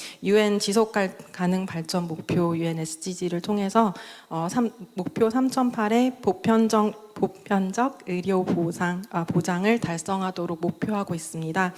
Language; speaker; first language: Korean; native; Korean